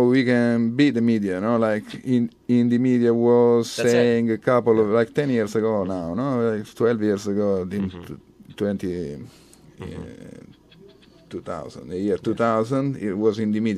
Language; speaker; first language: English; non-native, fluent; Italian